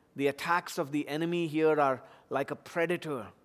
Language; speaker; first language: English; non-native, local second language; Tamil